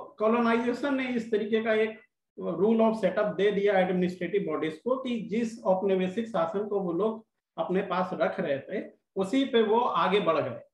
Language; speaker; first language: Hindi; native; Hindi